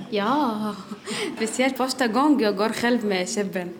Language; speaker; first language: Swedish; non-native, learner; Arabic